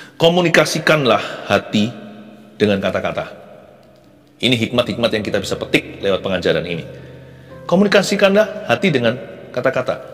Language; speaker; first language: Indonesian; native; Indonesian